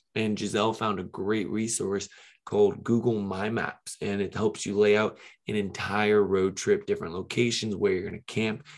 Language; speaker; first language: English; native; English